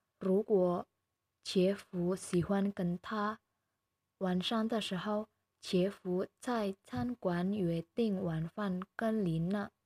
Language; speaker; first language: Chinese; non-native, learner; Indonesian